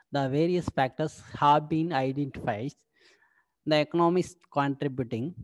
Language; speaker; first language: English; non-native, local second language; Tamil